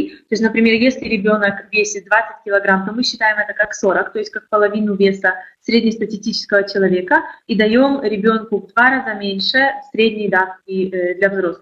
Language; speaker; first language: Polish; non-native, learner; Russian